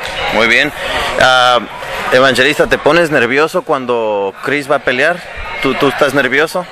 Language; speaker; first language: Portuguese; non-native, learner; Spanish